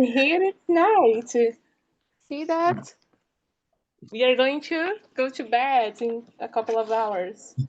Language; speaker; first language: English; non-native, fluent; Portuguese